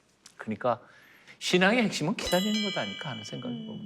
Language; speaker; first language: Korean; native; Korean